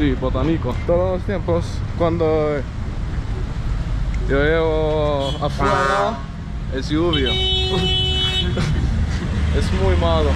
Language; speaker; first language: Spanish; non-native, learner; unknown